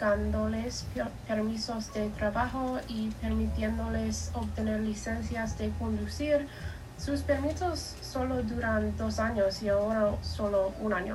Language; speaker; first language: Spanish; non-native, learner; English